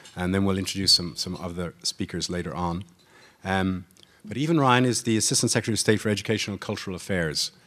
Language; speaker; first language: English; native; English